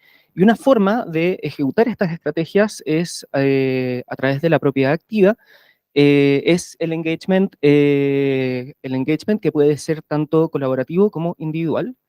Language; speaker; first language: Spanish; native; Spanish